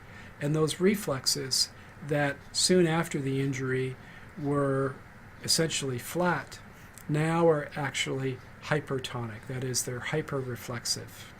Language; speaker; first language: English; native; English